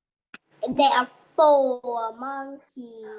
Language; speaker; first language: English; non-native, learner; Vietnamese